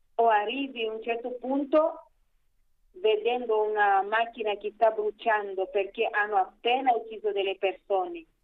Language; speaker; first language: Italian; non-native, fluent; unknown